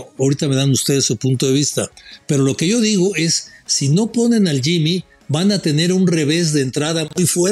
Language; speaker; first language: Spanish; native; Spanish